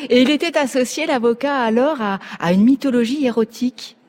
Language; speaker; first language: French; native; French